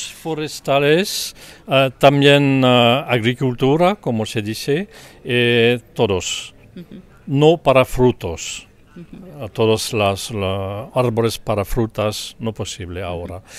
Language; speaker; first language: Spanish; non-native, learner; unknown